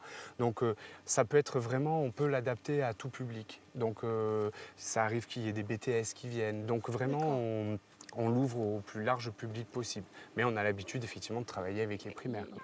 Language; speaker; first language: French; native; French